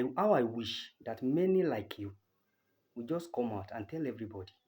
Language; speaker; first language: English; non-native, local second language; Yoruba